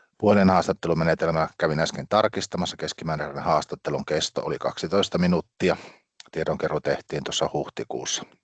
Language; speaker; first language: Finnish; native; Finnish